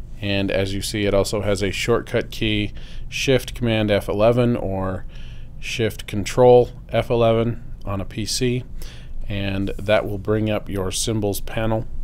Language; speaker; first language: English; native; English